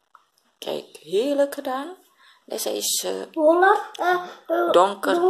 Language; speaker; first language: Dutch; non-native, learner; Indonesian